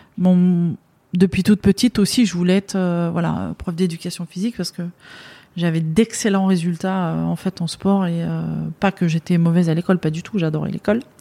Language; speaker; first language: French; native; French